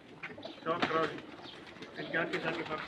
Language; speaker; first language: Hindi; non-native, local second language; Punjabi